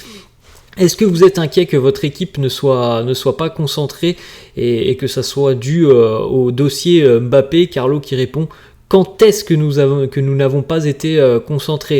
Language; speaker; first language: French; native; French